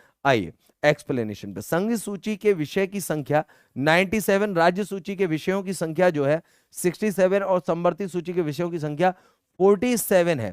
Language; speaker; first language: Hindi; native; Hindi